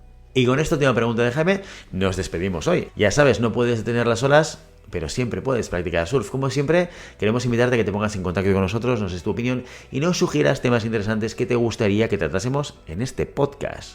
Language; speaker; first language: Spanish; native; Spanish